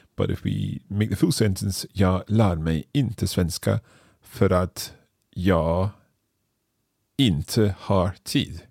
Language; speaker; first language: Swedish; non-native, learner; English